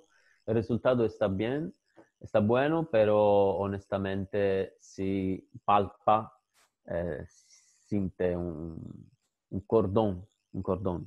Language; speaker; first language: Spanish; non-native, fluent; Italian